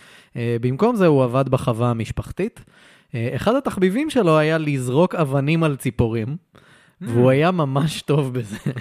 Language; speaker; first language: Hebrew; native; Hebrew